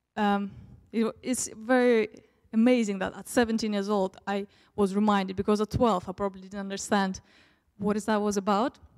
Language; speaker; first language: English; early bilingual, other home language; Russian